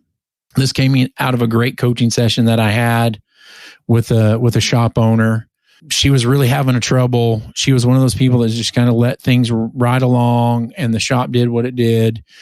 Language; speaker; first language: English; native; English